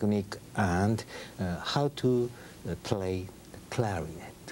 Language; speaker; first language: English; non-native, learner; Japanese